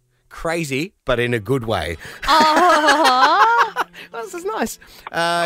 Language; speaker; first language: English; native; English